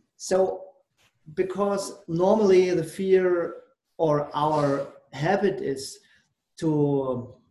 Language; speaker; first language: English; non-native, learner; German